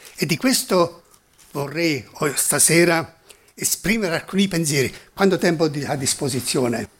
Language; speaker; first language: Italian; non-native, fluent; German